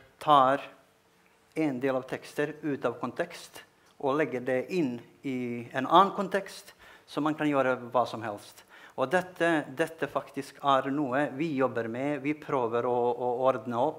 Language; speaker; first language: Norwegian; non-native, fluent; Bosnian